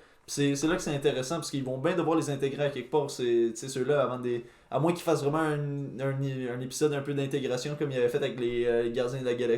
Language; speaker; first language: French; native; French